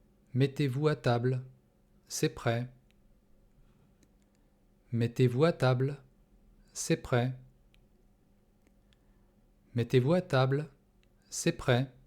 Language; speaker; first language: French; non-native, fluent; Russian